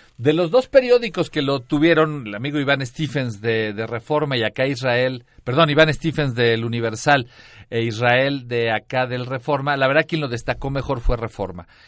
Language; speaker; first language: Spanish; native; Spanish